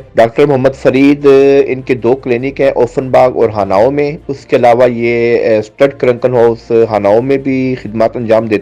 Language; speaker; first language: Urdu; native; Urdu